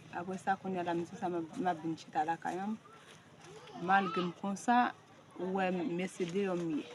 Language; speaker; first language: Haitian Creole; native; Haitian Creole